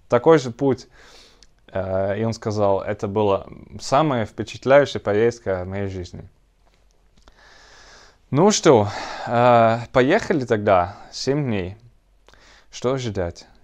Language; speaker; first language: Russian; non-native, learner; Dutch